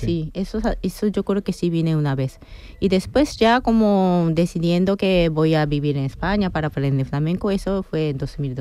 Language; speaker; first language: Spanish; non-native, fluent; Japanese